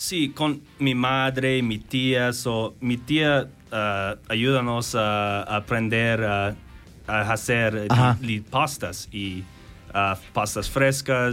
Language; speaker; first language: Spanish; non-native, learner; English